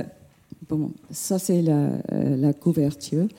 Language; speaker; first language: French; non-native, fluent; English